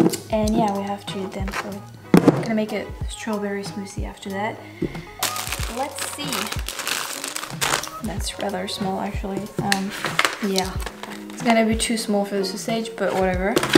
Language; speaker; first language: English; non-native, fluent; French